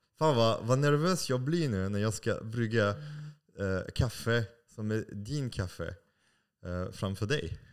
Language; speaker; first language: Swedish; non-native, fluent; French